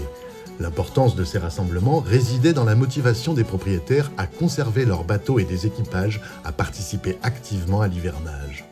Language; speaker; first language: French; native; French